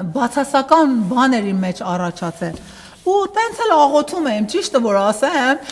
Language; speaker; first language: Armenian; early bilingual, heritage; Armenian